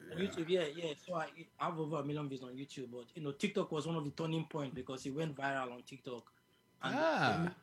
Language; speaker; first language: English; non-native, local second language; Yoruba